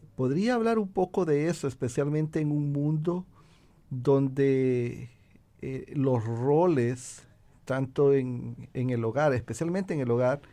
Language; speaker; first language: Spanish; native; Spanish